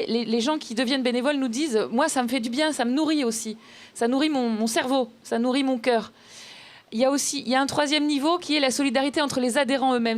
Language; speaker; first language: French; native; French